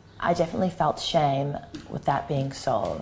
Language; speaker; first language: English; native; English